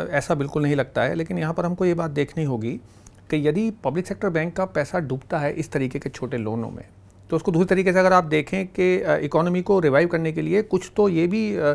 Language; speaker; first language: Hindi; native; Hindi